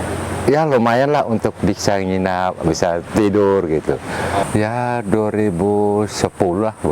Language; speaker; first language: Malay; non-native, local second language; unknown